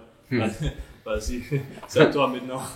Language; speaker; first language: French; non-native, learner; Portuguese